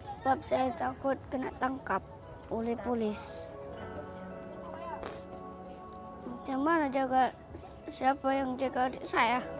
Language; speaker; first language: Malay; early bilingual, other home language; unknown